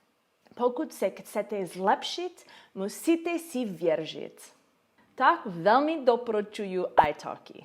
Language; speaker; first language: Czech; non-native, learner; English